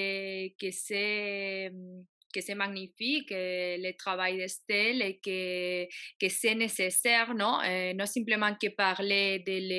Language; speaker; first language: French; non-native, fluent; Catalan